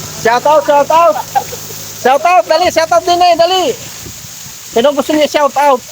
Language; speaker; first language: Filipino; native; Filipino